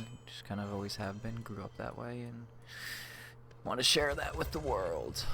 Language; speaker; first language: English; native; English